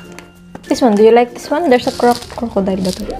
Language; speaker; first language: English; non-native, local second language; Filipino